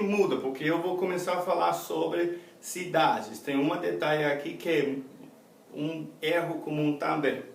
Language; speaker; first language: Portuguese; non-native, fluent; English